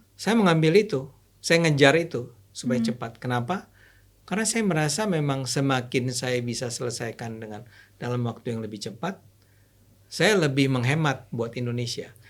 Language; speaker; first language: Indonesian; native; Indonesian